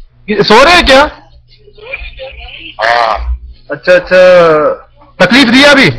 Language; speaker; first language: Hindi; non-native, local second language; Malayalam